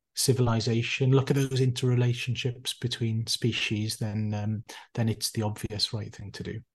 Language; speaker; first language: English; native; English